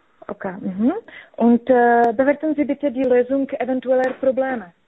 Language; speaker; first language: German; non-native, learner; Czech